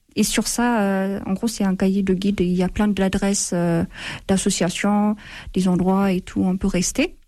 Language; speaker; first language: French; non-native, fluent; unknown